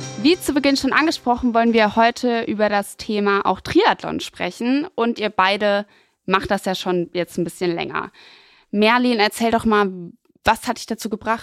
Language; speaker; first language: German; native; German